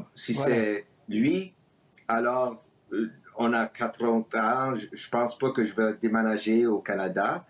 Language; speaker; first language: French; early bilingual, heritage; French